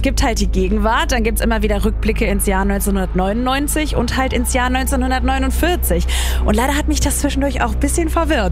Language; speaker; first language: German; native; German